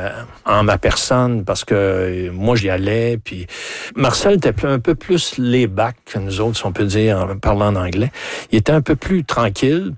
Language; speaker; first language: French; native; French